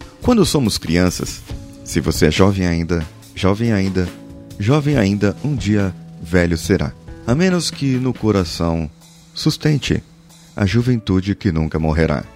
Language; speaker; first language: Portuguese; native; Portuguese